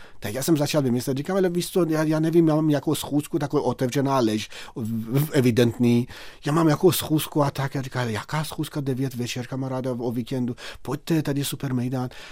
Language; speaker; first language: Czech; non-native, fluent; Persian